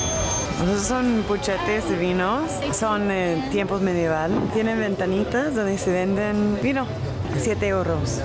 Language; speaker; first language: Spanish; non-native, learner; English